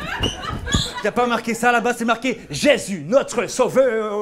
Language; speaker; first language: French; native; French